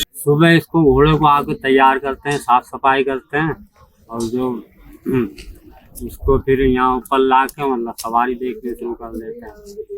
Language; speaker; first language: Hindi; native; Hindi